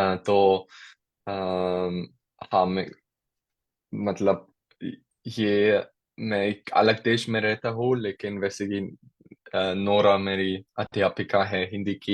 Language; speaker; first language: Hindi; non-native, learner; German